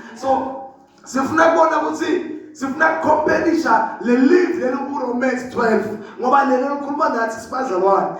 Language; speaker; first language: Zulu; non-native, local second language; Swati